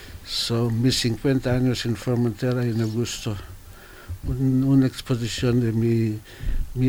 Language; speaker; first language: Spanish; non-native, fluent; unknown